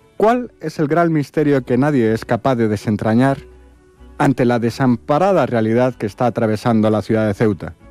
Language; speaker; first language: Spanish; native; Spanish